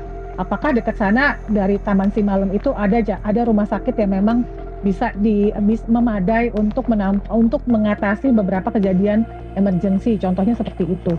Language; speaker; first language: Indonesian; native; Indonesian